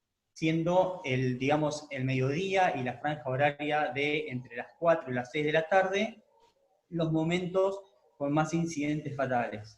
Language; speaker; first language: Spanish; native; Spanish